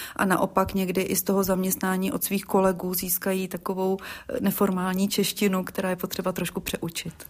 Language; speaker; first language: Czech; native; Czech